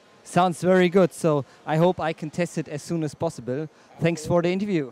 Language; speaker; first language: English; non-native, fluent; German